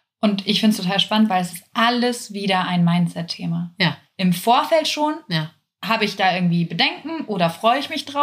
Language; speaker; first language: German; native; German